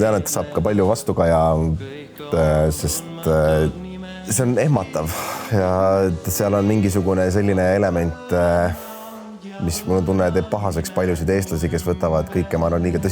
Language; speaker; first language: Estonian; native; Estonian